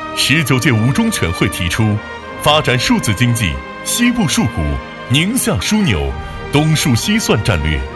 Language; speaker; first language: Chinese; native; Chinese